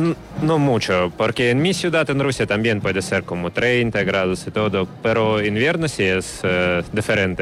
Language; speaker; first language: Spanish; non-native, learner; Russian